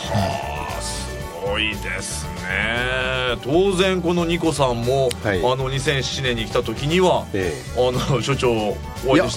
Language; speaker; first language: Japanese; native; Japanese